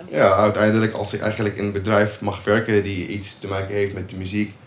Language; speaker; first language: Dutch; non-native, fluent; Arabic